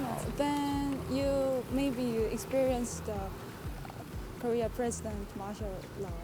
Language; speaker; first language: English; non-native, learner; Korean